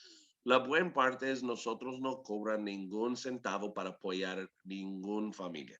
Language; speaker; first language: Spanish; early bilingual, heritage; English